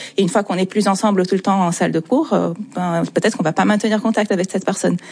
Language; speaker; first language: French; non-native, fluent; Portuguese